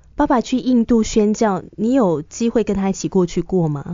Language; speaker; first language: Chinese; native; Chinese